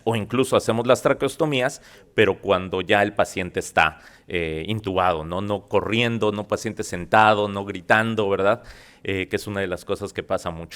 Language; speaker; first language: Spanish; native; Spanish